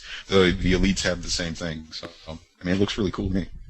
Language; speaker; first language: English; native; English